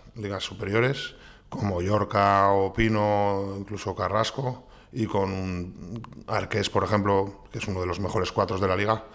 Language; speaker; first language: Spanish; native; Spanish